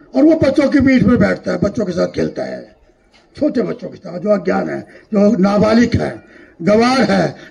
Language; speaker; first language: Hindi; non-native, local second language; Marathi